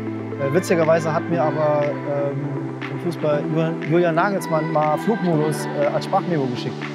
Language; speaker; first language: German; native; German